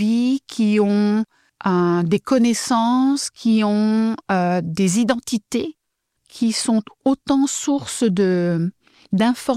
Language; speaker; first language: French; native; French